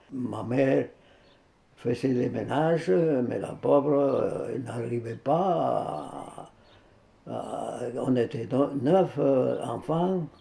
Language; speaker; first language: French; non-native, fluent; Spanish